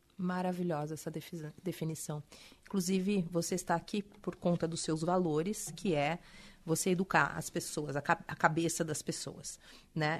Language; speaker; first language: Portuguese; native; Portuguese